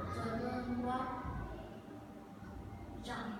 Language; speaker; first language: English; non-native, learner; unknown